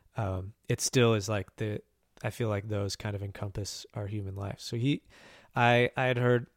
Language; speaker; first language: English; native; English